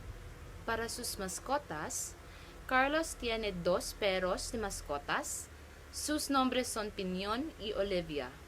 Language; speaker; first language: Spanish; non-native, learner; Cebuano